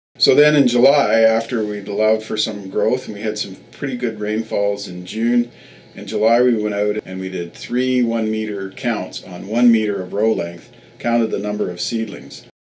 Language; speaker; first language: English; native; English